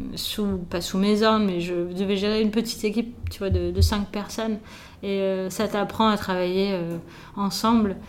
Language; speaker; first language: French; native; French